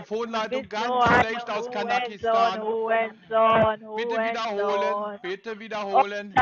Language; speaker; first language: German; native; German